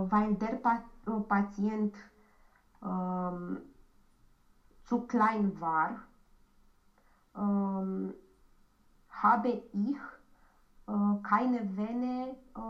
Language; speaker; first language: German; non-native, learner; Romanian